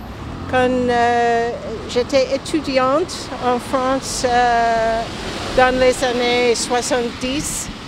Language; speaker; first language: French; non-native, fluent; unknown